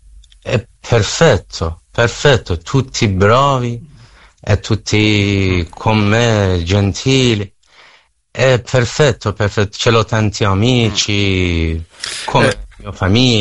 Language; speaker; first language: Italian; non-native, learner; Persian